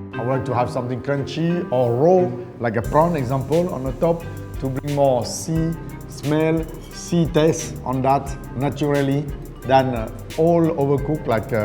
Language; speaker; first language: English; non-native, fluent; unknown